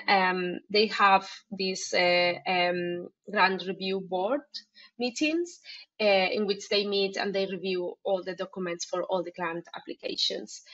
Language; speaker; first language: English; non-native, fluent; Spanish